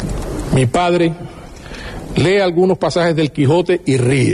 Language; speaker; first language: Spanish; native; Spanish